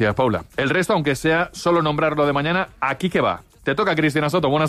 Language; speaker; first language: Spanish; native; Spanish